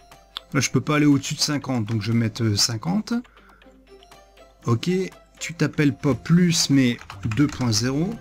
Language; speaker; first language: French; native; French